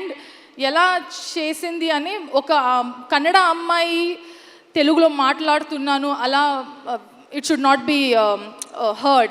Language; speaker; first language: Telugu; non-native, learner; Kannada